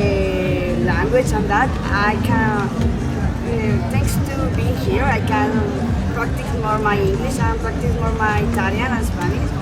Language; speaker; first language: English; non-native, learner; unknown